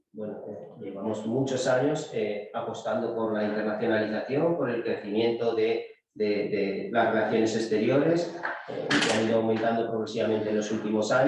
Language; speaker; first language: Spanish; native; Spanish